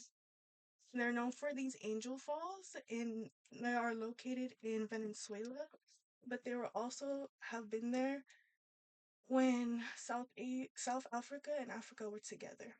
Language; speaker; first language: English; native; English